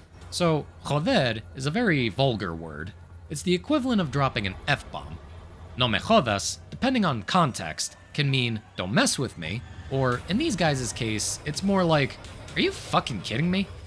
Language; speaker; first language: English; native; English